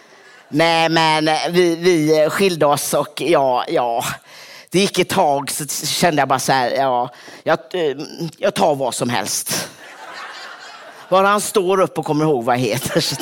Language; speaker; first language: Swedish; native; Swedish